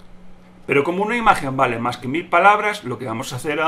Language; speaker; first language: Spanish; native; Spanish